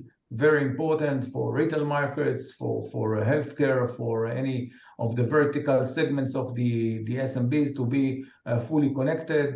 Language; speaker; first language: English; non-native, fluent; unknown